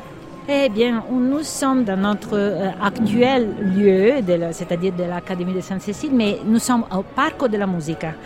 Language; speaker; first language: French; non-native, fluent; Italian